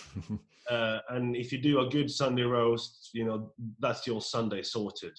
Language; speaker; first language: English; non-native, fluent; Norwegian